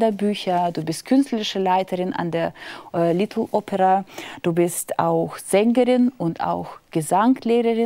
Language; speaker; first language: German; non-native, fluent; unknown